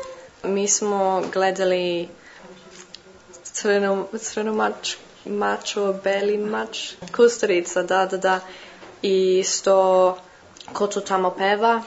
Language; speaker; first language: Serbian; early bilingual, heritage; English